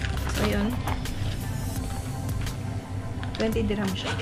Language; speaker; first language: Filipino; native; Filipino